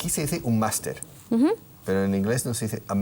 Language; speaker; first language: Spanish; non-native, fluent; English